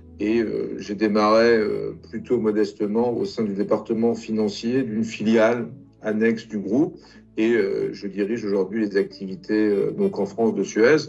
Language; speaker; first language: French; early bilingual, other home language; Italian